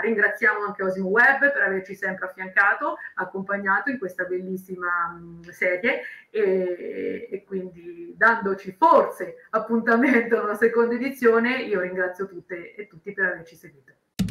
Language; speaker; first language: Italian; native; Italian